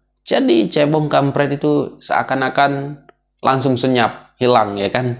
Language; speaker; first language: Indonesian; native; Indonesian